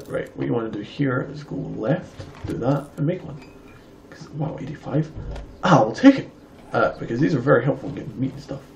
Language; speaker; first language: English; native; English